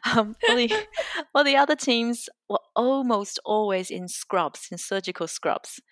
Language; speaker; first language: English; native; English